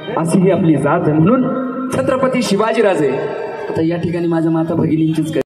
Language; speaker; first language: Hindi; non-native, local second language; Marathi